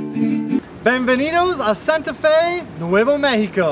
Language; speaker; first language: Spanish; non-native, learner; English